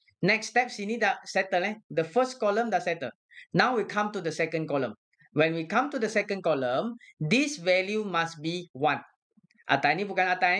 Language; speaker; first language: English; non-native, local second language; Malay